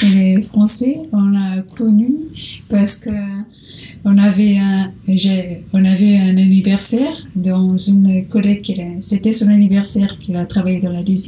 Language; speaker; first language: French; non-native, learner; Portuguese